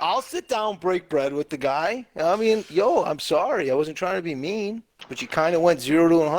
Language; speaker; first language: English; native; English